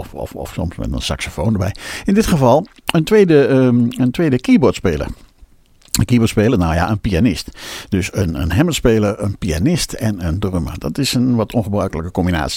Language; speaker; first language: Dutch; native; Dutch